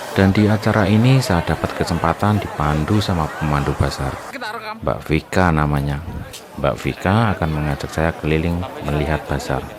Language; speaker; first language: Indonesian; native; Indonesian